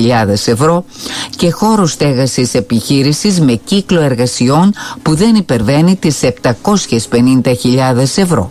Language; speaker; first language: Greek; native; Greek